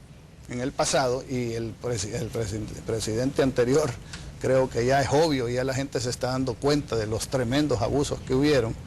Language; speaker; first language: Spanish; native; Spanish